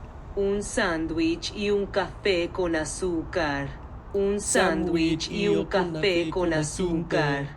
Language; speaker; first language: Spanish; non-native, learner; English